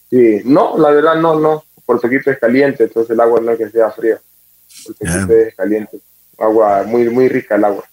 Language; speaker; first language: Spanish; native; Spanish